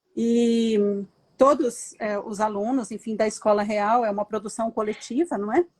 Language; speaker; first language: Portuguese; native; Portuguese